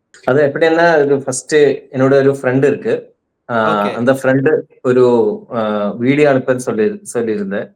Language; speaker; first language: Tamil; non-native, learner; Malayalam